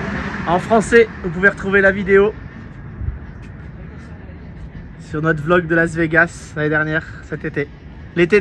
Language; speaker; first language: French; native; French